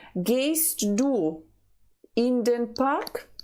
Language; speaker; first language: German; non-native, fluent; Ukrainian